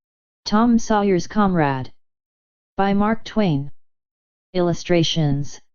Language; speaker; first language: English; native; English